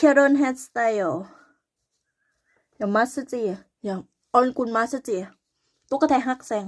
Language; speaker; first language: Korean; non-native, learner; Thai